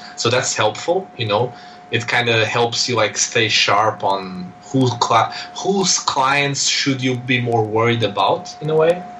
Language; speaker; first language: English; non-native, fluent; Portuguese